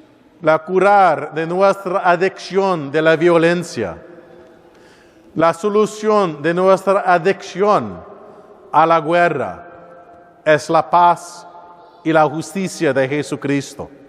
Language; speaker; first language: Spanish; non-native, learner; English